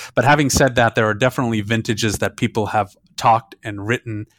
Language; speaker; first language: English; non-native, fluent; German